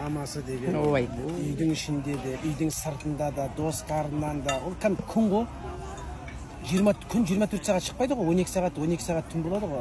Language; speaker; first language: Kazakh; native; Kazakh